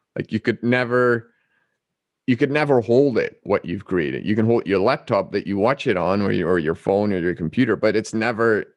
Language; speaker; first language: English; non-native, fluent; Dutch